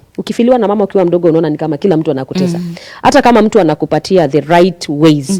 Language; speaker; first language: Swahili; native; Swahili